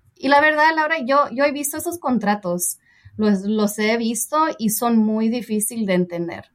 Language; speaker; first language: Spanish; early bilingual, heritage; Spanish